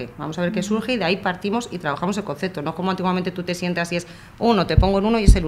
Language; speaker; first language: Spanish; native; Spanish